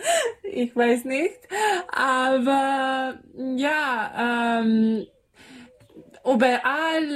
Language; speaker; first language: German; non-native, learner; Serbian